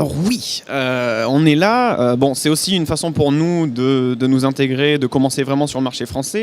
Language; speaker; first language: French; native; French